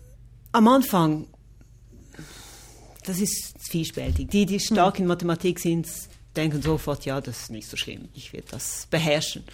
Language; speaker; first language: German; non-native, local second language; French